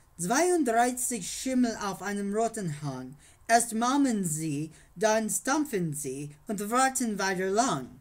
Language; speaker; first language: German; non-native, learner; English